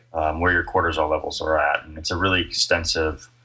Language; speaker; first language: English; native; English